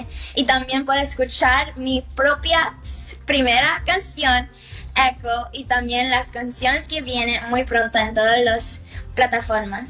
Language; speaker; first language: Spanish; early bilingual, heritage; English